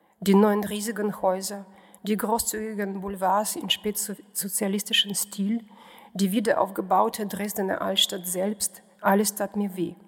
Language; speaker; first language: German; non-native, fluent; Russian